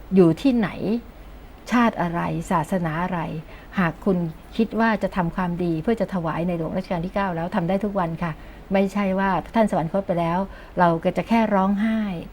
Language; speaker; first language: Thai; native; Thai